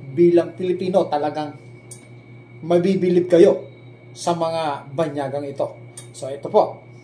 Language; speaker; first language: Filipino; native; Filipino